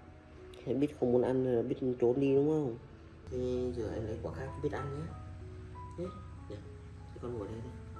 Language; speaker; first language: Vietnamese; native; Vietnamese